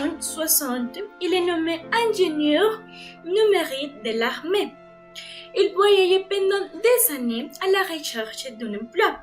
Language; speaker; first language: French; non-native, learner; Spanish